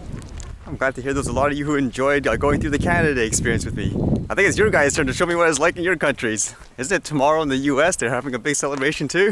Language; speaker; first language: English; native; English